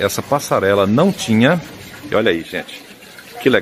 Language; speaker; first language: Portuguese; native; Portuguese